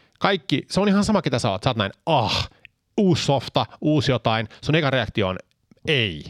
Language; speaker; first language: Finnish; early bilingual, heritage; Finnish